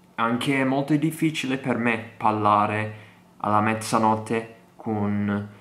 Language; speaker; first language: Italian; non-native, learner; English